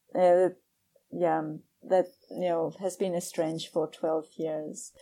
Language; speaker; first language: English; non-native, fluent; Czech